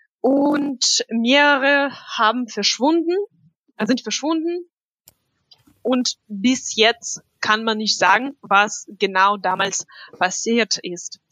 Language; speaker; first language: German; non-native, fluent; Russian